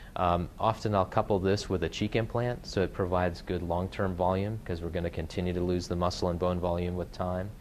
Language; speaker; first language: English; native; English